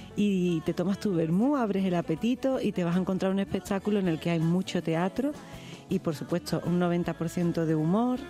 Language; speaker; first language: Spanish; native; Spanish